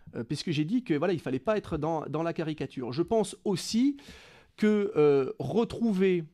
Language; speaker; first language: French; native; French